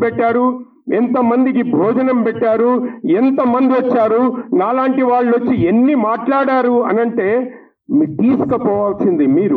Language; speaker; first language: Telugu; native; Telugu